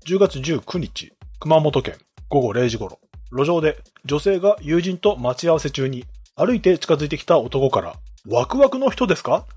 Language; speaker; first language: Japanese; native; Japanese